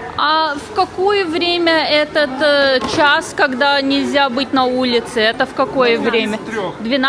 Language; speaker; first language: Russian; early bilingual, heritage; Russian